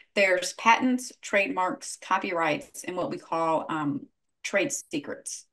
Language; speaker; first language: English; native; English